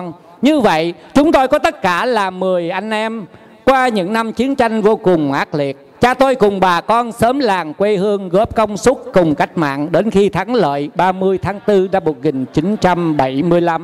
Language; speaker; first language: Vietnamese; native; Vietnamese